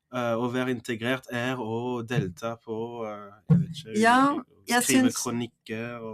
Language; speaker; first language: Norwegian; non-native, fluent; French